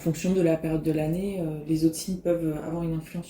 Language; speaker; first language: French; native; French